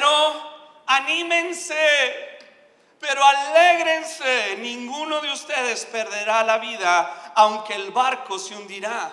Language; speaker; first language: Spanish; native; Spanish